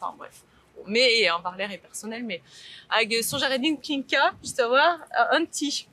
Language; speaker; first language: French; native; French